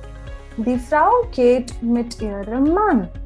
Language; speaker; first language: German; non-native, fluent; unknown